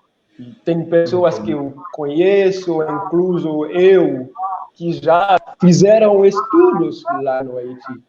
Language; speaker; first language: Portuguese; non-native, local second language; Haitian Creole